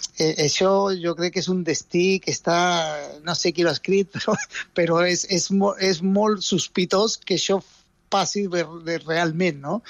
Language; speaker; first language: Catalan; non-native, fluent; Spanish